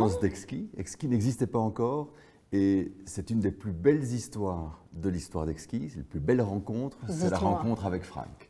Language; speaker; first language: French; native; French